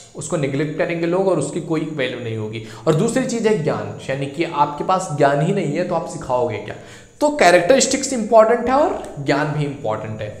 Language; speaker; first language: Hindi; native; Hindi